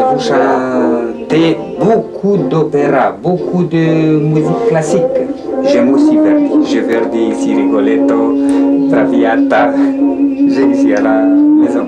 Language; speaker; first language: French; non-native, learner; Romanian